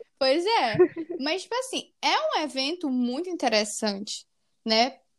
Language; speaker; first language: Portuguese; native; Portuguese